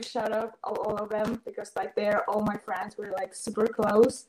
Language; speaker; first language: English; non-native, fluent; Russian